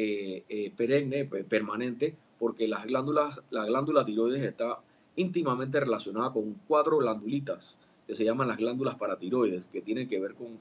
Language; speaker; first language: Spanish; native; Spanish